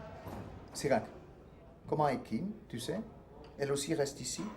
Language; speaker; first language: French; non-native, learner; Dutch